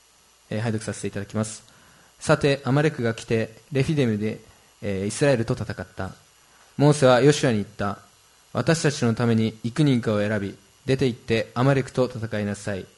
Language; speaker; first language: Japanese; native; Japanese